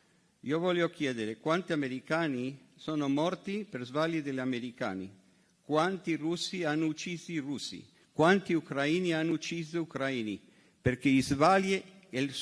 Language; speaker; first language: Italian; non-native, fluent; Hebrew